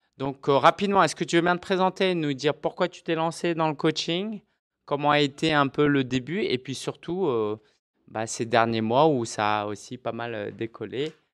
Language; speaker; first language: French; native; French